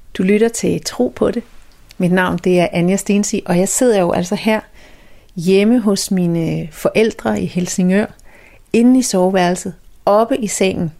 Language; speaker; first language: Danish; native; Danish